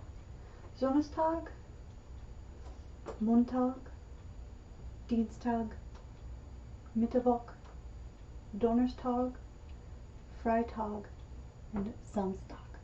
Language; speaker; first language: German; non-native, learner; English